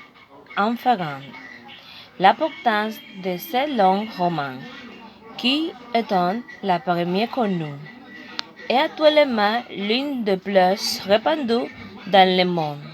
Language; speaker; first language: French; non-native, learner; Spanish